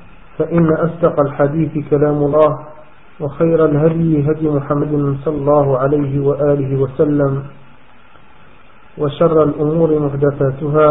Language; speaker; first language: Arabic; non-native, fluent; French